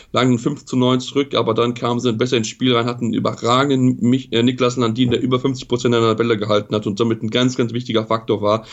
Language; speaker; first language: German; native; German